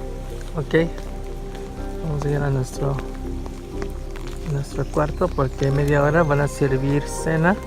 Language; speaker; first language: Spanish; early bilingual, heritage; Spanish